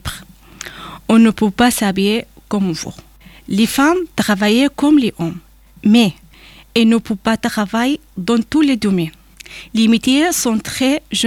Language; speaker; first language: French; non-native, learner; Arabic